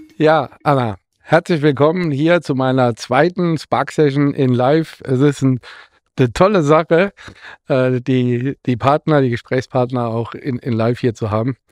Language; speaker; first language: German; native; German